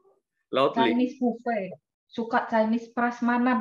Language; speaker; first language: English; non-native, fluent; Indonesian